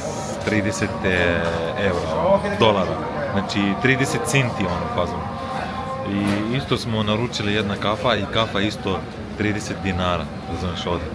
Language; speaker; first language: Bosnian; early bilingual, heritage; Bosnian